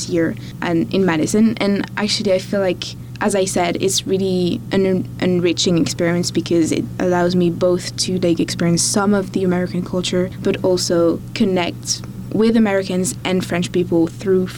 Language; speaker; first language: English; non-native, fluent; French